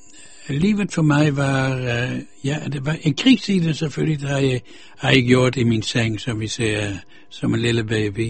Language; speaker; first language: Danish; non-native, fluent; Dutch